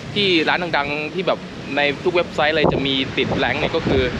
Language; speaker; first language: Thai; native; Thai